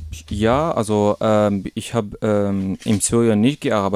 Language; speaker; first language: German; non-native, learner; Arabic